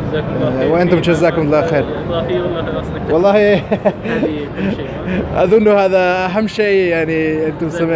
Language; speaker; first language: Arabic; non-native, learner; German